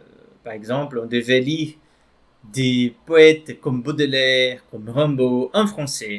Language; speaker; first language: French; non-native, fluent; Portuguese